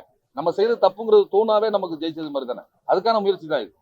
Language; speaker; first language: Tamil; native; Tamil